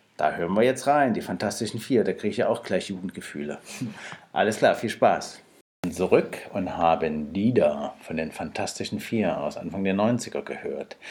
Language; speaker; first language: German; native; German